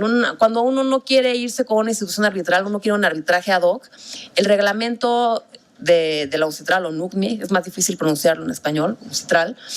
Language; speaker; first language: Spanish; native; Spanish